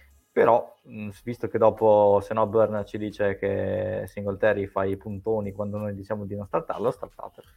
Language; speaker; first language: Italian; native; Italian